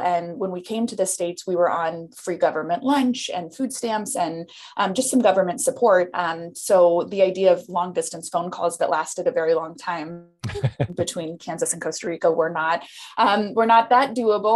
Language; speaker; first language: English; native; English